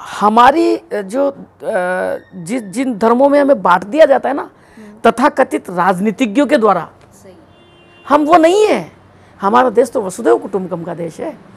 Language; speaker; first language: Hindi; native; Hindi